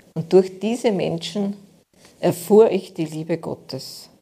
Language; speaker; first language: German; native; German